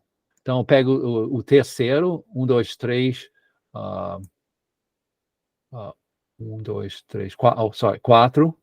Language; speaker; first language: Portuguese; non-native, fluent; English